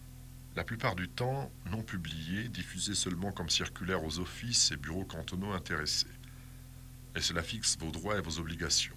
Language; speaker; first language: French; native; French